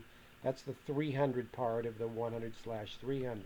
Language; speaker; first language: English; native; English